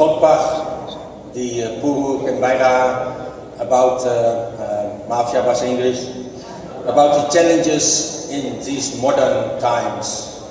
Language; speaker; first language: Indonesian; non-native, fluent; Dutch